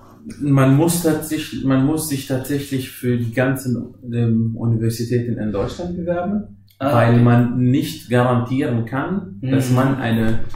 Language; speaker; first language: German; non-native, fluent; Arabic